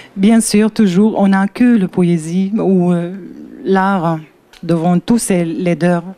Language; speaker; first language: French; non-native, learner; Arabic